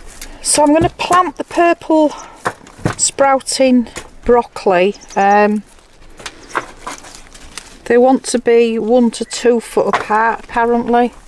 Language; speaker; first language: English; native; English